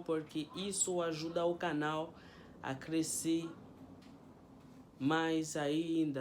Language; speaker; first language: Portuguese; non-native, fluent; Haitian Creole